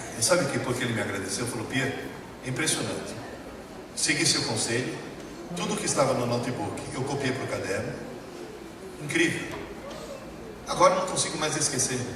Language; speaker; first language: Portuguese; early bilingual, other home language; Italian